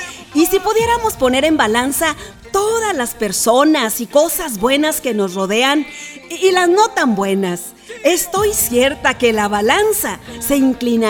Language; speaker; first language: Spanish; native; Spanish